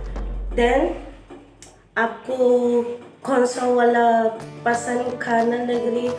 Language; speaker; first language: Hindi; non-native, learner; Filipino